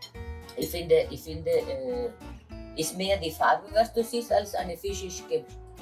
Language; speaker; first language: German; non-native, fluent; Italian